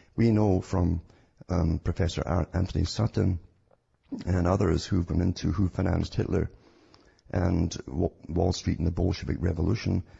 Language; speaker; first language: English; native; English